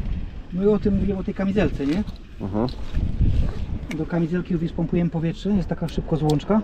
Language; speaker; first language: Polish; native; Polish